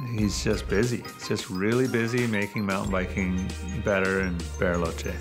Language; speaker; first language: English; non-native, fluent; Spanish